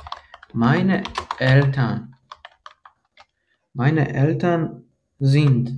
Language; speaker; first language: German; non-native, fluent; Croatian